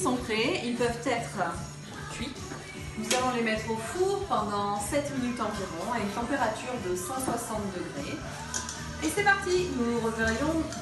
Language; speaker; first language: French; native; French